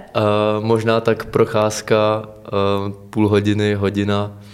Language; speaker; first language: Czech; native; Czech